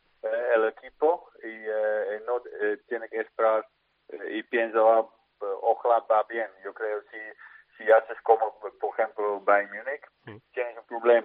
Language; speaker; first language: Spanish; non-native, fluent; Dutch